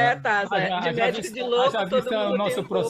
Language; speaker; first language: Portuguese; native; Portuguese